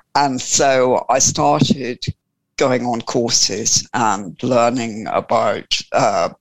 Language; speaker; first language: English; native; English